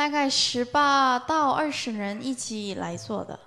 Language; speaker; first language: Chinese; non-native, learner; Korean